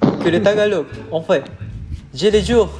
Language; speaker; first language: French; non-native, learner; Filipino